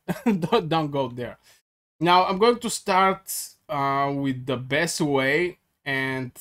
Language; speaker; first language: English; non-native, fluent; Bulgarian